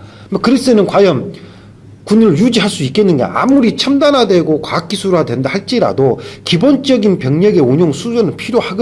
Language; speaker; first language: Korean; native; Korean